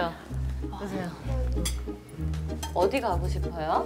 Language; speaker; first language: Korean; early bilingual, heritage; English